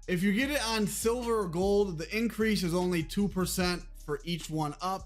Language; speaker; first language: English; native; English